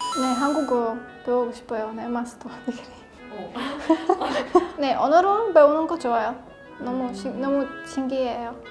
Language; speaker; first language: Korean; non-native, learner; Polish